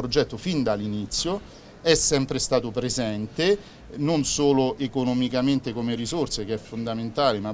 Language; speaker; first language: Italian; native; Italian